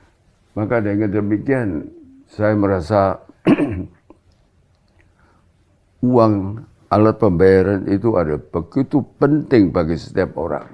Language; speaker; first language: Indonesian; non-native, local second language; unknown